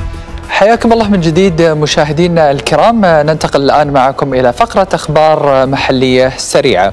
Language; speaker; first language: Arabic; native; Arabic